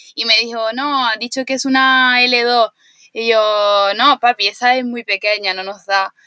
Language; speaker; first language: Spanish; non-native, fluent; Italian